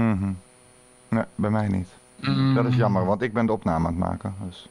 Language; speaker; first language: Dutch; native; Dutch